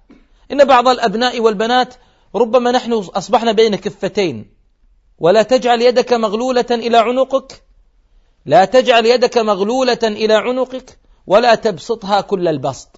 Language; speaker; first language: Arabic; native; Arabic